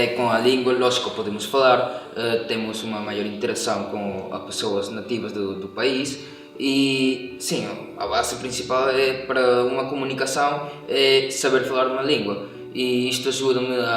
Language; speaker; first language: Portuguese; non-native, fluent; Spanish